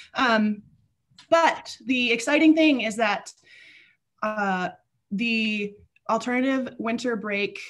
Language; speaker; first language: English; native; English